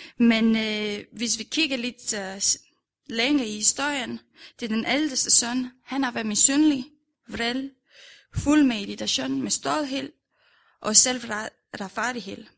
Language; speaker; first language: Danish; non-native, fluent; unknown